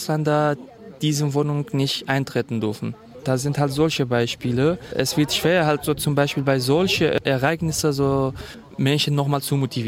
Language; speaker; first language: German; non-native, fluent; Kurdish